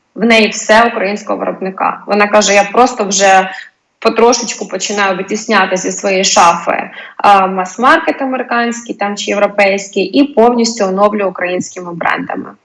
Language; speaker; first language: Ukrainian; non-native, local second language; Russian